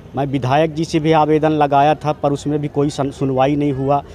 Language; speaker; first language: Hindi; native; Hindi